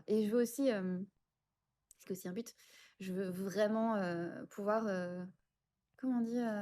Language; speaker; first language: French; native; French